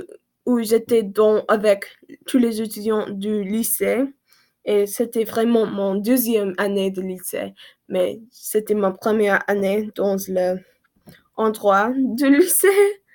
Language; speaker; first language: French; non-native, learner; English